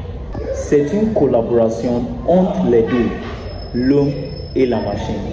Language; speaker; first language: French; non-native, learner; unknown